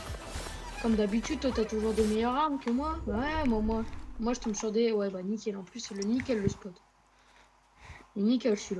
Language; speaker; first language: French; native; French